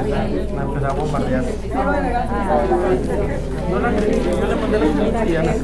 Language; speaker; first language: Spanish; non-native, local second language; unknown